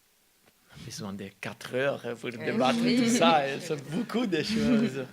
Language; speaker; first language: French; non-native, fluent; Italian